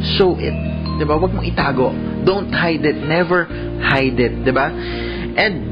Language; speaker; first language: Filipino; native; Filipino